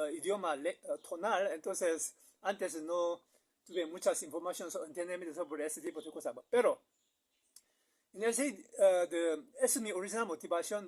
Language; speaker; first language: Spanish; non-native, learner; Korean